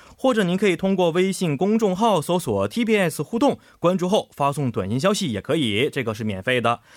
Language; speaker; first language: Chinese; native; Chinese